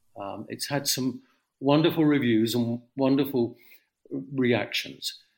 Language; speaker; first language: English; native; English